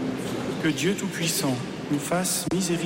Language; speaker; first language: French; native; French